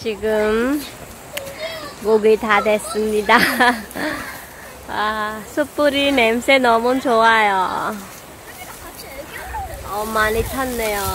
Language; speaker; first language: Korean; non-native, local second language; Khmer